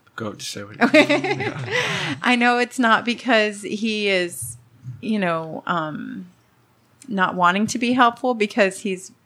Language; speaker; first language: English; early bilingual, other home language; Spanish